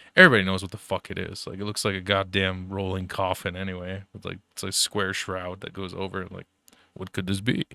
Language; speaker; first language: English; early bilingual, other home language; German